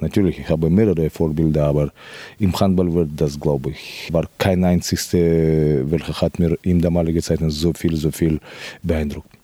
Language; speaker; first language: German; non-native, fluent; Russian